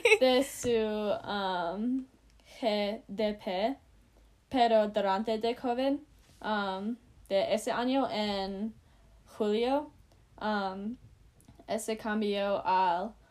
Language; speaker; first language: Spanish; non-native, learner; English